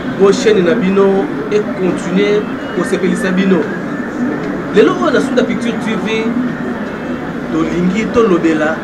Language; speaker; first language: Lingala; native; Lingala